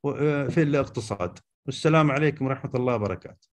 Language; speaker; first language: Arabic; native; Arabic